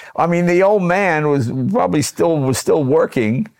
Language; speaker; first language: English; native; English